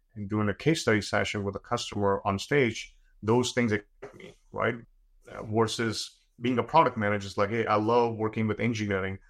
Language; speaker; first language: English; non-native, local second language; Gujarati